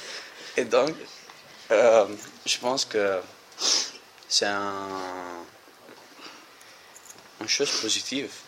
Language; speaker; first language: French; non-native, learner; Italian